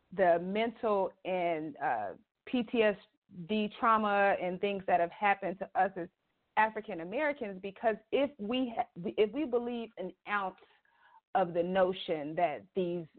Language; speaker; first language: English; native; English